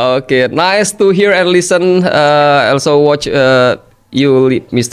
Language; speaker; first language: English; non-native, fluent; Indonesian